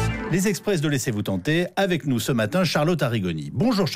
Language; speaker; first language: French; native; French